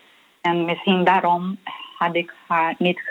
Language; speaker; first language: Dutch; non-native, learner; Portuguese